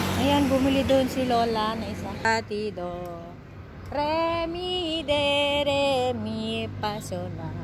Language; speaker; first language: Filipino; non-native, local second language; Iloko